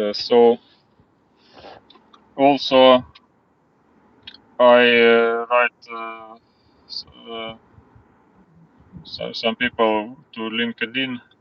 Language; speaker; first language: English; non-native, learner; Russian